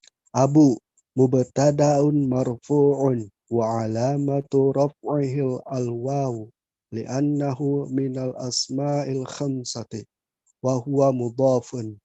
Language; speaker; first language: Arabic; non-native, learner; Indonesian